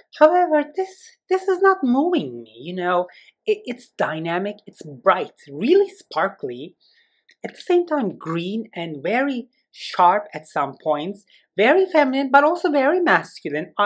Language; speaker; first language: English; non-native, fluent; Turkish